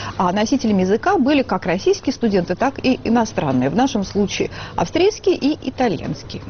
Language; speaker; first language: Russian; native; Russian